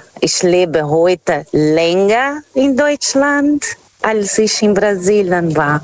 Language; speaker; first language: German; non-native, learner; Portuguese